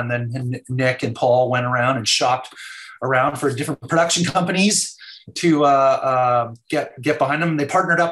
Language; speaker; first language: English; native; English